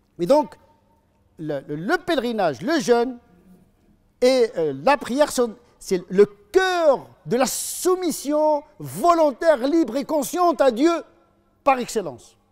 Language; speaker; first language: French; non-native, fluent; Arabic